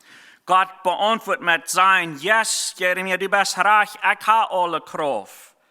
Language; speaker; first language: German; non-native, learner; Plautdietsch